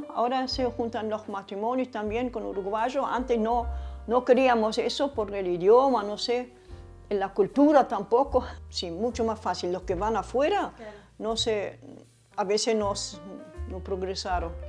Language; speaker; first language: Spanish; early bilingual, other home language; German